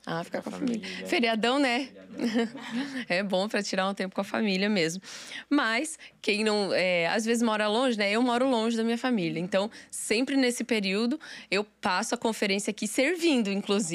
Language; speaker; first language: Portuguese; native; Portuguese